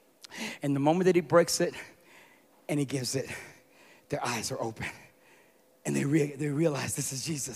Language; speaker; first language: English; native; English